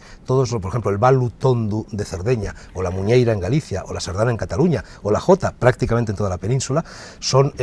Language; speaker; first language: Spanish; native; Spanish